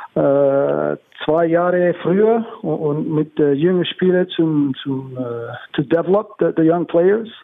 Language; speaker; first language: German; non-native, learner; English